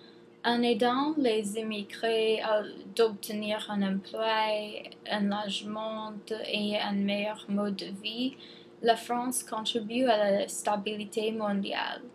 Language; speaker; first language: French; non-native, fluent; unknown